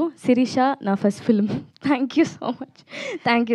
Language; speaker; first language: Telugu; non-native, learner; Tamil